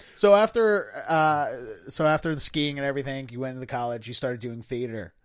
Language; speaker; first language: English; native; English